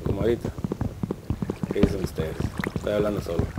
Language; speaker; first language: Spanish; early bilingual, heritage; Spanish